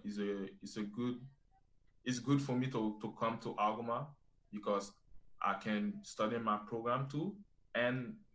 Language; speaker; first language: English; non-native, fluent; French